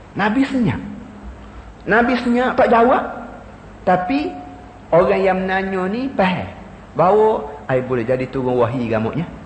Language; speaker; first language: Malay; native; Malay